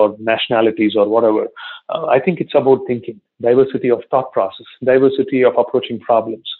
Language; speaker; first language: English; non-native, local second language; Tamil